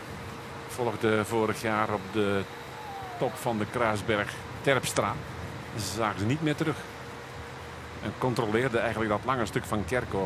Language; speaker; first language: Dutch; native; Dutch